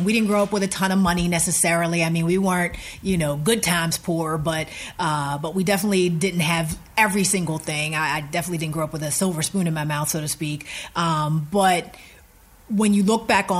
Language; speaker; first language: English; native; English